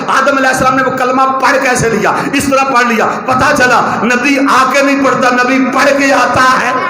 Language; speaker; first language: Urdu; non-native, local second language; Punjabi